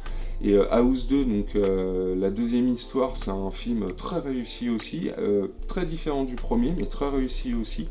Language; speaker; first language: French; native; French